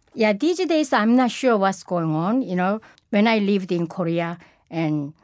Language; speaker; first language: English; non-native, fluent; Korean